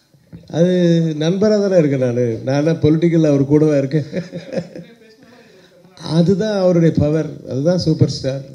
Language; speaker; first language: Tamil; native; Tamil